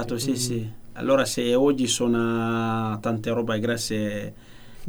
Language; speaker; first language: Italian; non-native, learner; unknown